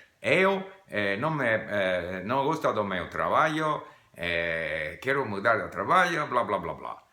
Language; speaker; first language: Portuguese; non-native, fluent; English